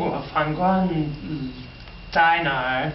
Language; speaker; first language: Chinese; non-native, learner; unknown